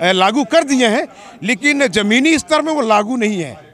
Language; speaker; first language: Hindi; native; Hindi